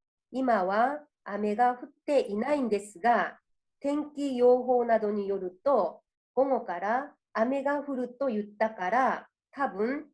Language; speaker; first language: Japanese; non-native, fluent; Korean